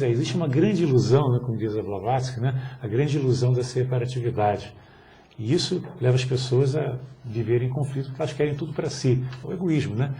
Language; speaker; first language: Portuguese; native; Portuguese